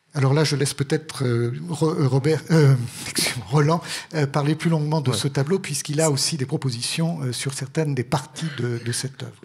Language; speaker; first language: French; native; French